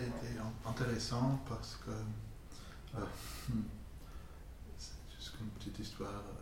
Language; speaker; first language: French; non-native, fluent; English